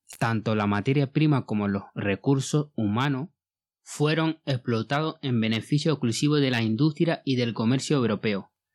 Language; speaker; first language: Spanish; non-native, fluent; Bambara